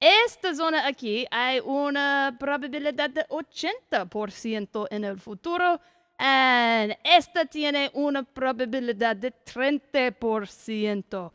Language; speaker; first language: Spanish; non-native, learner; English